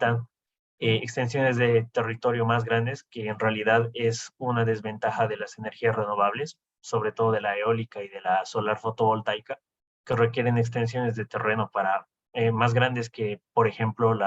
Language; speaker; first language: Spanish; native; Spanish